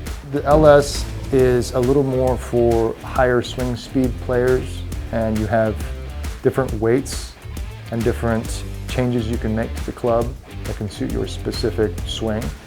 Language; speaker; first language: English; native; English